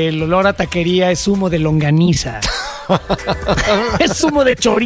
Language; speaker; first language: Spanish; native; Spanish